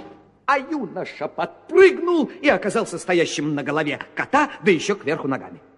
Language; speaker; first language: Russian; native; Russian